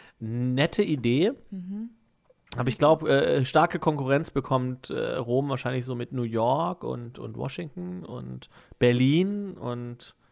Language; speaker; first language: German; native; German